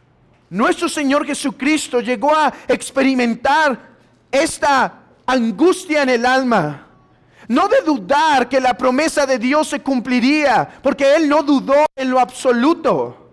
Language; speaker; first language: Spanish; native; Spanish